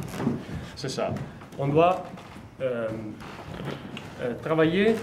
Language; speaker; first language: French; non-native, learner; Russian